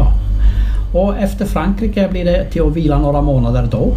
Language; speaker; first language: Swedish; native; Swedish